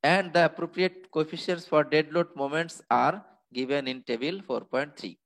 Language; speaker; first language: English; non-native, local second language; Bangla